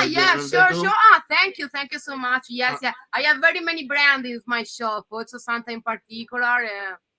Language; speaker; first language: English; non-native, learner; Italian